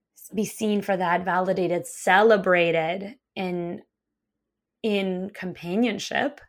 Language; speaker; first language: English; early bilingual, other home language; Russian